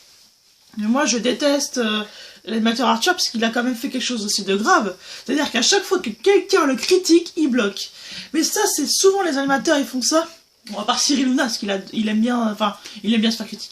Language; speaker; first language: French; native; French